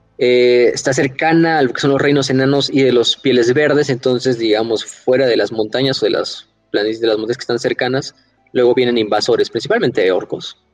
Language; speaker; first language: Spanish; native; Spanish